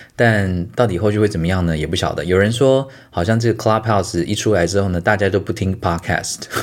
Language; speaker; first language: Chinese; native; Chinese